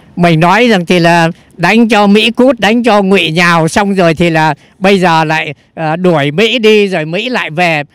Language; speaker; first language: Vietnamese; native; Vietnamese